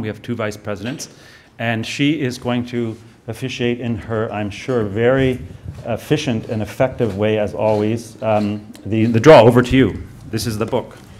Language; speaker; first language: English; native; English